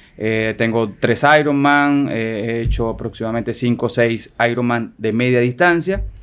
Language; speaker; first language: Spanish; native; Spanish